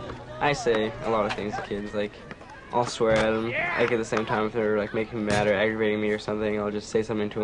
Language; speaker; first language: English; native; English